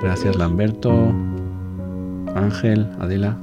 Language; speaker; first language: Spanish; native; Spanish